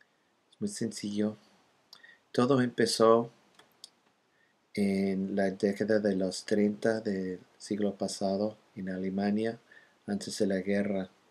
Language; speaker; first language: Spanish; non-native, fluent; English